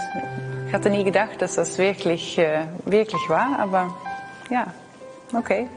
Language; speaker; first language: German; non-native, learner; Dutch